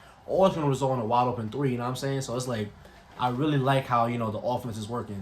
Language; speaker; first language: English; native; English